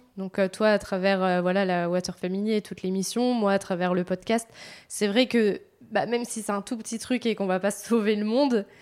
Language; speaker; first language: French; native; French